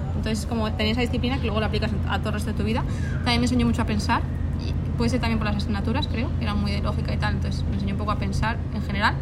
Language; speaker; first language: Spanish; native; Spanish